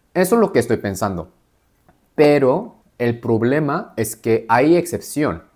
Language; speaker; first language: Spanish; non-native, fluent; Korean